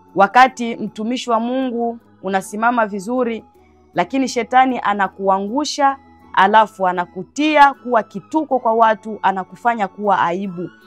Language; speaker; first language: Swahili; non-native, local second language; Bembe